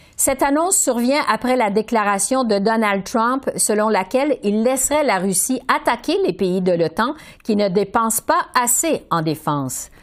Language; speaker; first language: French; native; French